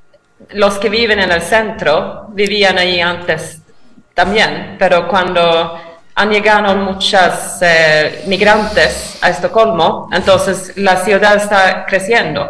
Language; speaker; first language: Spanish; non-native, fluent; Swedish